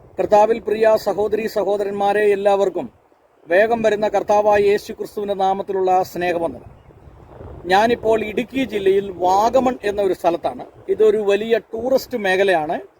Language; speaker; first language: Malayalam; native; Malayalam